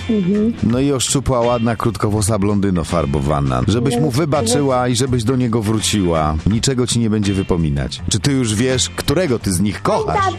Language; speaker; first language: Polish; native; Polish